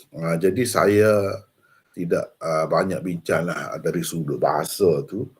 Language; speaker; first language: Malay; native; Malay